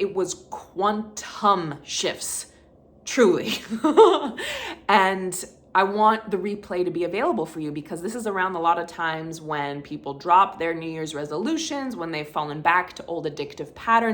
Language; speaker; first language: English; native; English